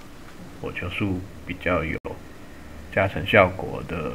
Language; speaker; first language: Chinese; native; Chinese